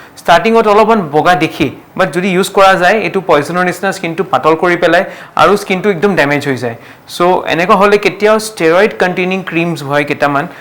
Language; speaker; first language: Assamese; non-native, local second language; Marwari